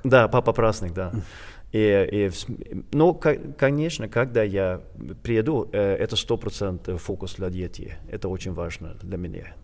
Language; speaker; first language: Russian; non-native, learner; Swedish